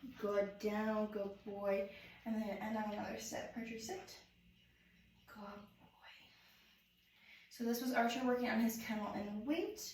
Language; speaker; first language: English; native; English